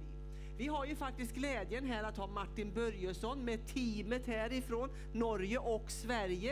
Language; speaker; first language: Swedish; native; Swedish